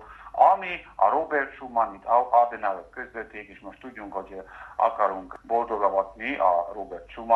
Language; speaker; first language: Hungarian; early bilingual, heritage; Hungarian